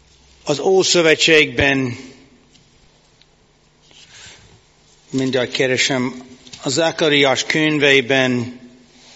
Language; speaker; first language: Hungarian; non-native, fluent; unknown